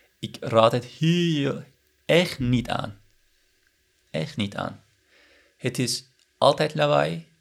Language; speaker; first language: Dutch; non-native, learner; Turkish